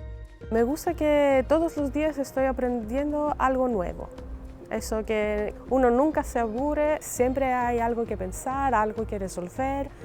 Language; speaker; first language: Spanish; non-native, fluent; Greek